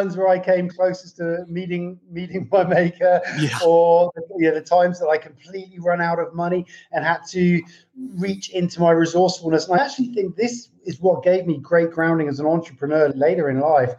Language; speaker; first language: English; native; English